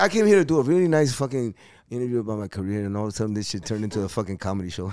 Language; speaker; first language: English; early bilingual, other home language; Spanish